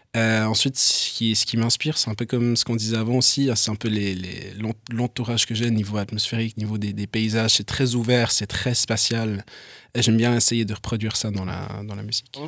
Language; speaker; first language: French; early bilingual, other home language; English